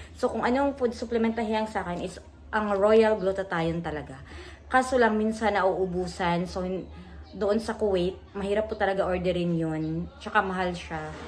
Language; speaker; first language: Filipino; non-native, local second language; Cebuano